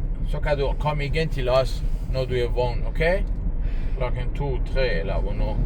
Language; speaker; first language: Danish; non-native, learner; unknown